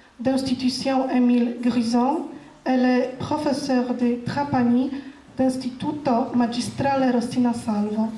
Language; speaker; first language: French; non-native, fluent; Polish